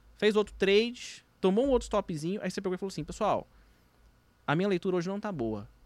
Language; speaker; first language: Portuguese; native; Portuguese